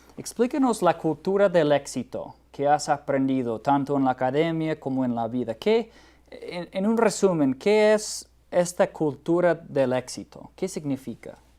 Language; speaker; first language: Spanish; non-native, fluent; English